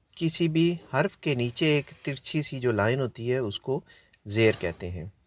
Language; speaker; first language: Urdu; native; Urdu